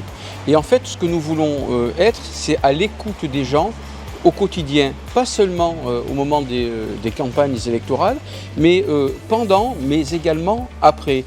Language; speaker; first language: French; native; French